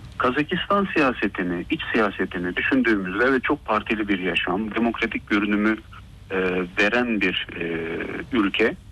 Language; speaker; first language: Turkish; early bilingual, heritage; Turkish